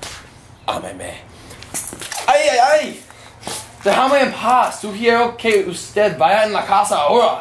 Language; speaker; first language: Spanish; non-native, learner; English